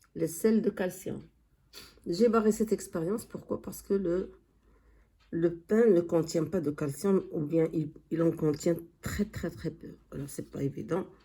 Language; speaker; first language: French; non-native, local second language; Arabic